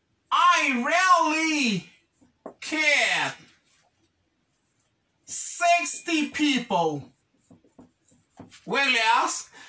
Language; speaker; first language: English; non-native, fluent; Haitian Creole